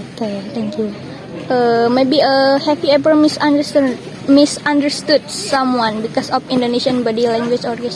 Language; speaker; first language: English; non-native, learner; Indonesian